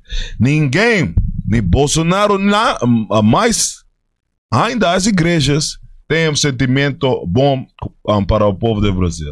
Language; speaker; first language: Portuguese; non-native, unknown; Spanish